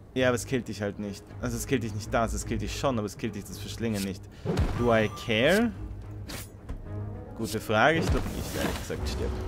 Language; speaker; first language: German; native; German